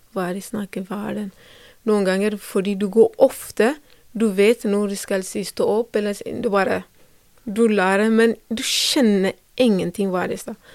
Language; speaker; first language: Norwegian; non-native, learner; Tigrinya